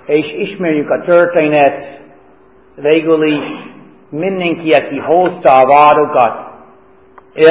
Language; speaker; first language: Hungarian; non-native, fluent; English